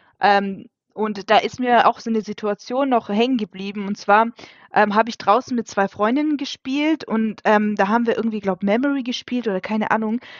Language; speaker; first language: German; early bilingual, other home language; Russian